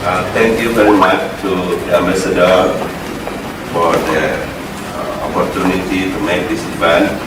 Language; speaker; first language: English; non-native, fluent; Indonesian